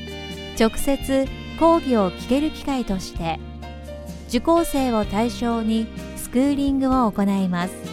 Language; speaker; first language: Japanese; native; Japanese